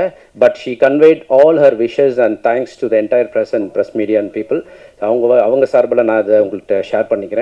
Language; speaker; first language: Tamil; native; Tamil